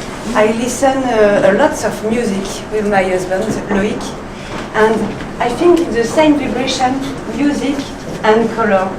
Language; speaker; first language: English; non-native, learner; French